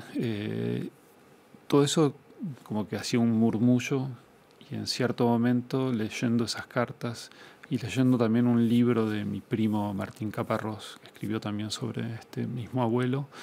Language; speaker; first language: Spanish; native; Spanish